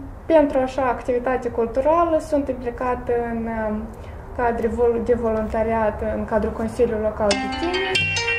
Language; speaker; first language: Romanian; non-native, local second language; Bulgarian